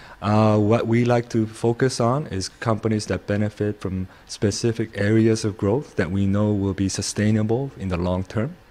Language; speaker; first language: English; non-native, fluent; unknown